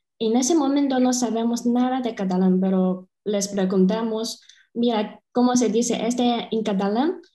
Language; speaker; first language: Spanish; non-native, fluent; Chinese